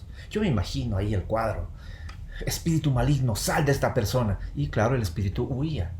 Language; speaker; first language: Spanish; native; Spanish